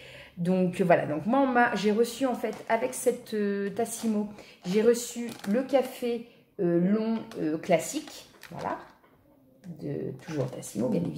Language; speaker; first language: French; native; French